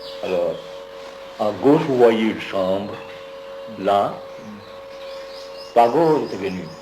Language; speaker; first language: French; non-native, fluent; Bangla